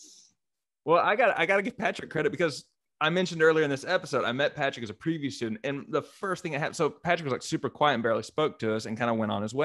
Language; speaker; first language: English; native; English